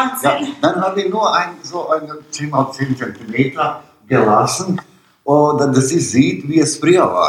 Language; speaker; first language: German; non-native, learner; Bosnian